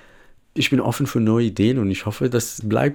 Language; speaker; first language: German; non-native, fluent; Hebrew